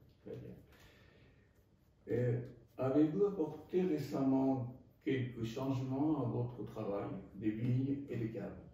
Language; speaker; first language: French; non-native, fluent; Japanese